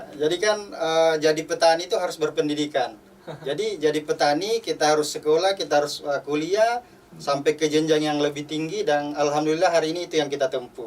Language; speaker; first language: Indonesian; native; Indonesian